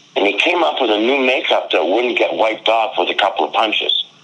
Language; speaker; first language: English; native; English